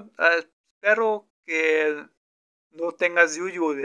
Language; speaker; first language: Spanish; non-native, learner; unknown